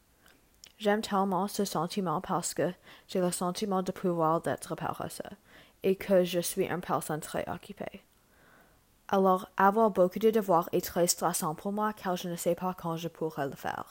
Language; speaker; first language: French; non-native, learner; English